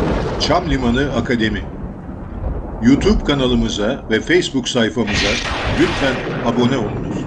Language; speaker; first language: Turkish; native; Turkish